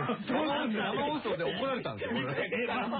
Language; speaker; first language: Japanese; native; Japanese